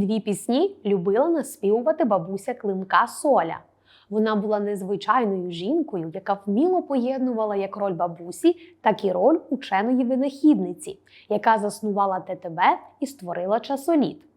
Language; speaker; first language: Ukrainian; native; Ukrainian